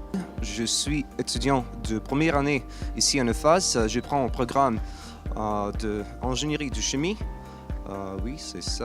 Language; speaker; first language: French; non-native, learner; Azerbaijani